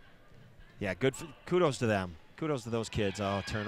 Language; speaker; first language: English; native; English